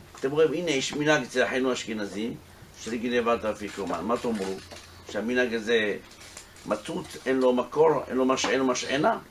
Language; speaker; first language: Hebrew; native; Hebrew